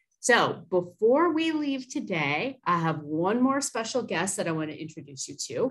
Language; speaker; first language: English; native; English